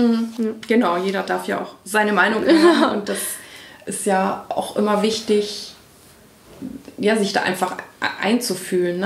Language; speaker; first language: German; native; German